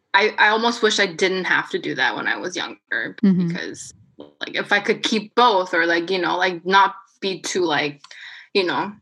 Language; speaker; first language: English; non-native, fluent; Korean